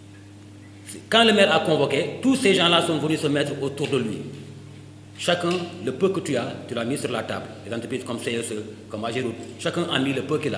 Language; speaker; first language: French; non-native, local second language; Wolof